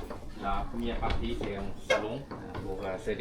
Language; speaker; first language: French; non-native, fluent; Thai